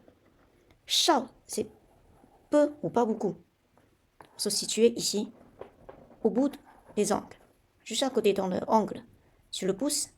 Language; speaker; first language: French; non-native, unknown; Chinese